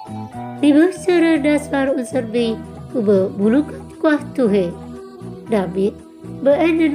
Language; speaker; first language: German; non-native, fluent; Indonesian